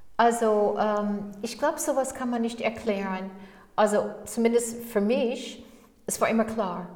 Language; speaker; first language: German; non-native, fluent; English